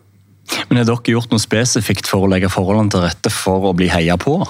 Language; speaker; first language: Norwegian; native; Norwegian